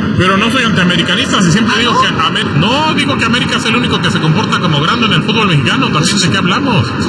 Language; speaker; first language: Spanish; native; Spanish